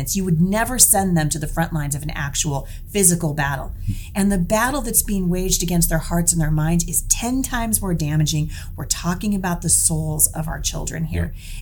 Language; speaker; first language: English; native; English